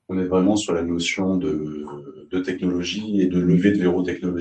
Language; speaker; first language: French; native; French